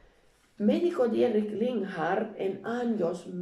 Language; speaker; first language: Spanish; non-native, learner; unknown